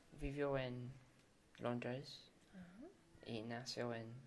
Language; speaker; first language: Spanish; non-native, learner; English